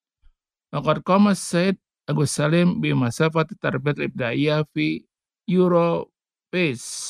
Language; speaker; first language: Arabic; non-native, fluent; Indonesian